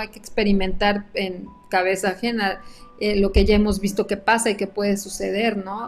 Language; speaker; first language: Spanish; native; Spanish